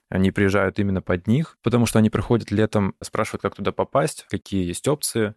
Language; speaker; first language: Russian; native; Russian